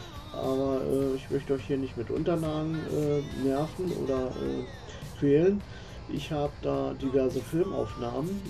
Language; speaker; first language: German; native; German